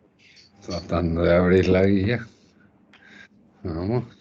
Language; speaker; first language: Spanish; native; Spanish